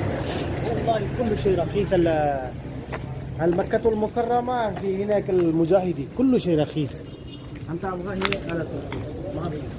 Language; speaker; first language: Arabic; non-native, learner; Bangla